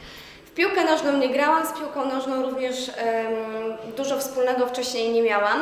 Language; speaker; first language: Polish; native; Polish